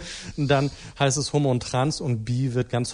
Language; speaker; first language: German; native; German